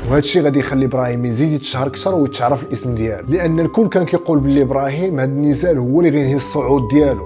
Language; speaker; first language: Arabic; native; Arabic